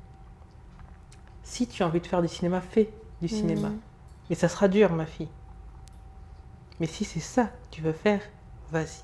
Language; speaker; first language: French; early bilingual, other home language; Lingala